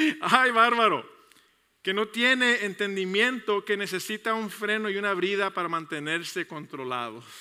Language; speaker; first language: Spanish; early bilingual, heritage; Spanish